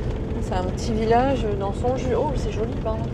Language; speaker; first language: French; native; French